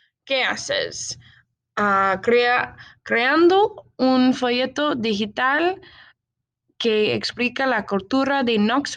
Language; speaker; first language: Spanish; non-native, learner; English